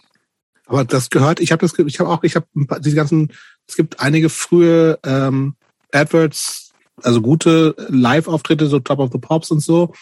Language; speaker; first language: German; native; German